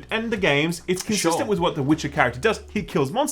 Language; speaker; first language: English; native; English